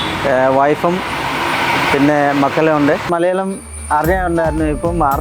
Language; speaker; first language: Malayalam; non-native, learner; Assamese